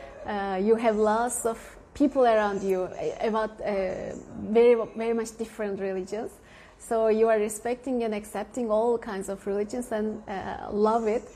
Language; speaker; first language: English; non-native, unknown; Turkish